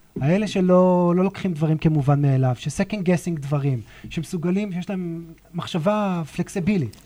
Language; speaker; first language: Hebrew; native; Hebrew